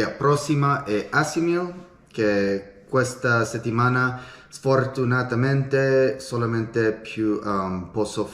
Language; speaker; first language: Italian; non-native, learner; English